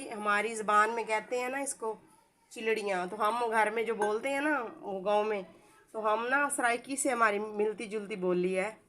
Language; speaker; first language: Urdu; non-native, local second language; Punjabi